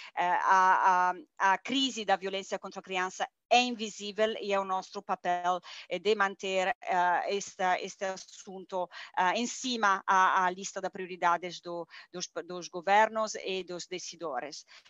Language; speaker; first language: Portuguese; non-native, fluent; Italian